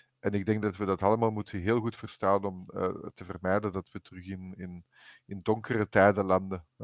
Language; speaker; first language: Dutch; native; Dutch